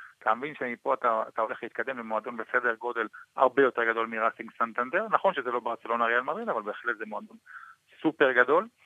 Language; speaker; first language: Hebrew; non-native, local second language; Arabic